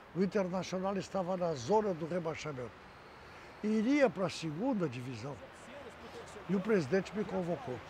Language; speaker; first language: Portuguese; native; Portuguese